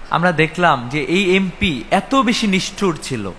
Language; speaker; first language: Bangla; native; Bangla